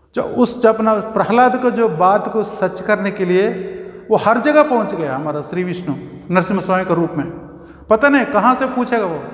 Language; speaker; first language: Hindi; non-native, local second language; Telugu